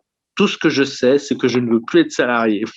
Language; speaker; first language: French; native; French